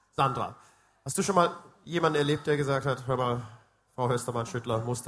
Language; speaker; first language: German; native; German